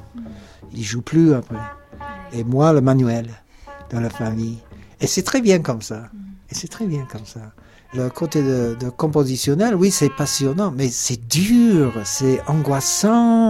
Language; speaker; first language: French; non-native, fluent; English